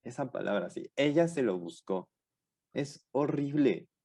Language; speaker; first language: Spanish; native; Spanish